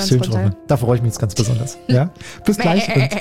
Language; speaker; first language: German; native; German